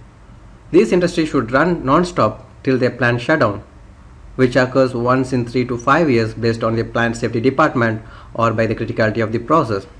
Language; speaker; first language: English; non-native, local second language; Tamil